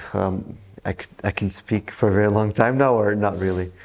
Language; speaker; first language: English; non-native, fluent; Portuguese